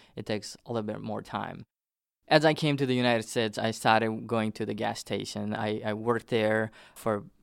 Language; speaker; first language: English; non-native, fluent; Nepali